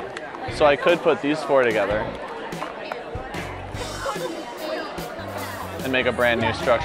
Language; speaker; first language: English; native; English